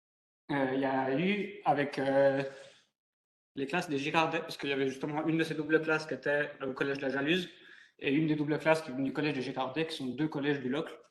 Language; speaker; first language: French; native; French